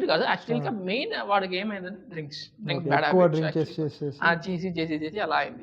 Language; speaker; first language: Telugu; non-native, learner; Tamil